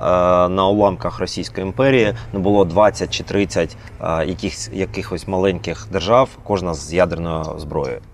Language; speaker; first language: Ukrainian; native; Ukrainian